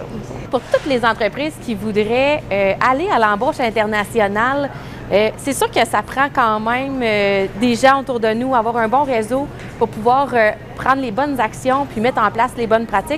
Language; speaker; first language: French; native; French